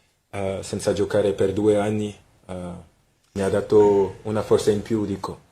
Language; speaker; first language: Italian; non-native, fluent; French